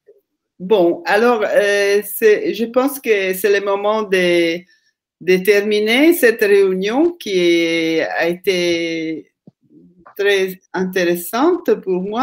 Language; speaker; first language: French; non-native, fluent; Italian